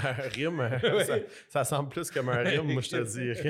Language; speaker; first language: French; native; French